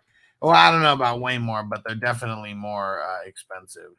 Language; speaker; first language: English; native; English